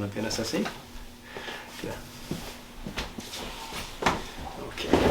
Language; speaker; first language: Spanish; early bilingual, heritage; Spanish